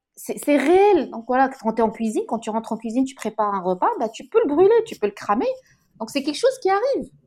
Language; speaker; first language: French; non-native, local second language; Arabic